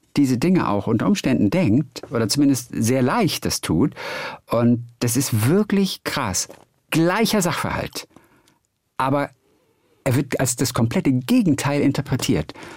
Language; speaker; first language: German; native; German